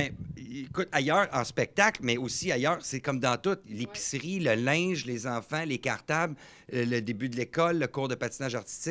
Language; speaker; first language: French; native; French